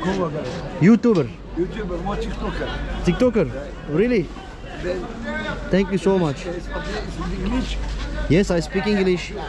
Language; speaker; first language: English; non-native, learner; Turkish